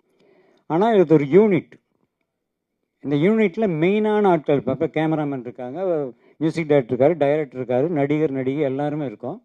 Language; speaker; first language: Tamil; native; Tamil